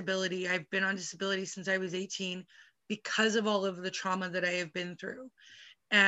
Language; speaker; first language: English; native; English